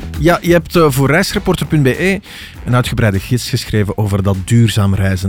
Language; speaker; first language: Dutch; native; Dutch